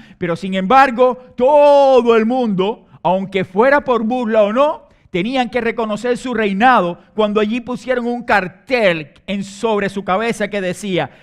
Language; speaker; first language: Spanish; native; Spanish